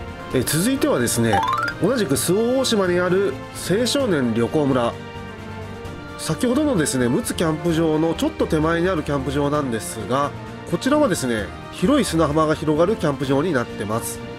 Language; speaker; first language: Japanese; native; Japanese